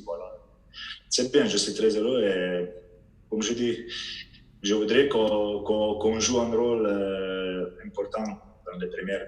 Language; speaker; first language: French; non-native, fluent; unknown